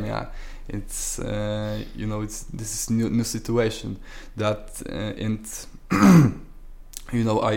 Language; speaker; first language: English; non-native, learner; Polish